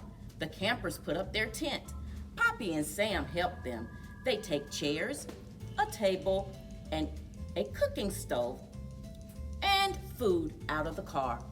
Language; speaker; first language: English; native; English